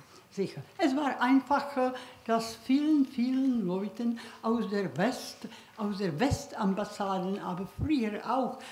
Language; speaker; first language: German; non-native, learner; Czech